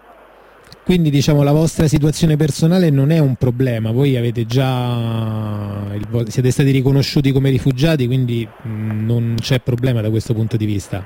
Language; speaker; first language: Italian; native; Italian